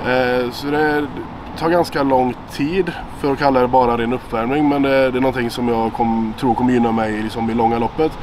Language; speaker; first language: Swedish; native; Swedish